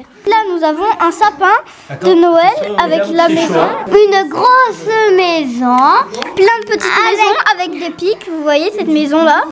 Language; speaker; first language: French; native; French